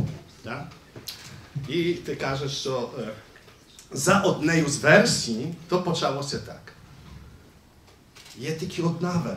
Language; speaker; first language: Ukrainian; native; Ukrainian